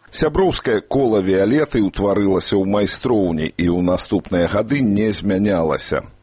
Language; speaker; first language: Belarusian; native; Belarusian